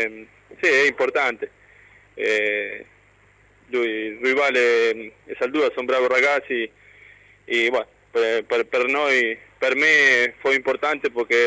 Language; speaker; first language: Italian; non-native, learner; Spanish